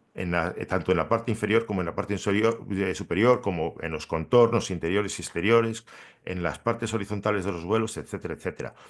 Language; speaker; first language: Spanish; native; Spanish